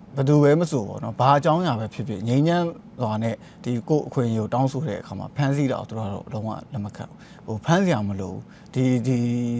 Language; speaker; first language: Burmese; native; Burmese